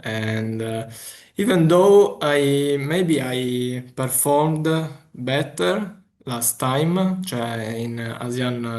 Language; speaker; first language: English; non-native, fluent; Italian